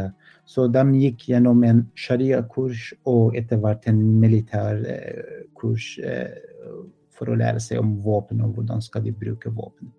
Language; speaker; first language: Norwegian; non-native, fluent; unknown